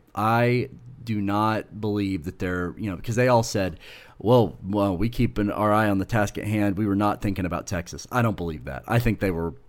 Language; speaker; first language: English; native; English